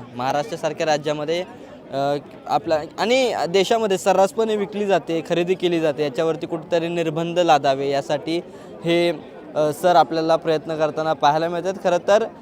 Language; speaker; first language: Marathi; native; Marathi